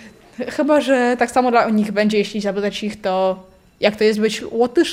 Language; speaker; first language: Polish; non-native, local second language; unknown